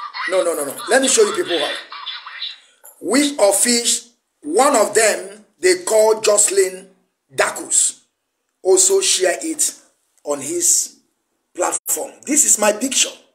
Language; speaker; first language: English; non-native, local second language; Igbo